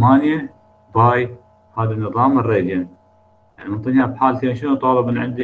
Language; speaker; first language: Arabic; native; Arabic